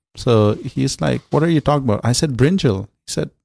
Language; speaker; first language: English; non-native, local second language; Hindi